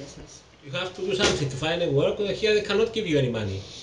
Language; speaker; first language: English; non-native, local second language; Greek